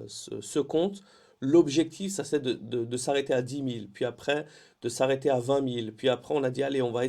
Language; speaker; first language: French; native; French